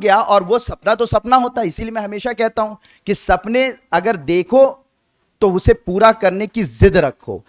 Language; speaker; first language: Hindi; native; Hindi